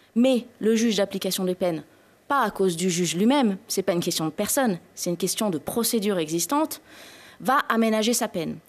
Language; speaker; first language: French; native; French